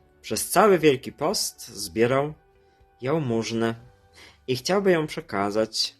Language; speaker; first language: Polish; native; Polish